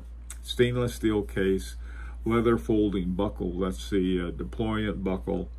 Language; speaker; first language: English; native; English